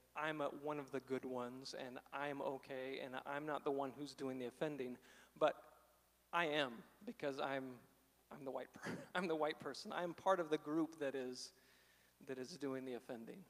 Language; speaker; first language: English; native; English